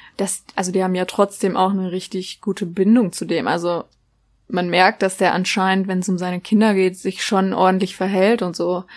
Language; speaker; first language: German; native; German